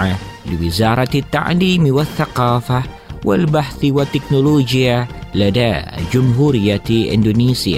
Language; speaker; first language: Arabic; non-native, fluent; Indonesian